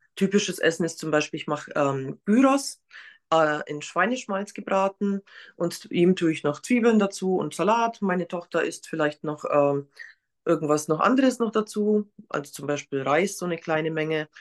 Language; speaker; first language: German; non-native, fluent; Polish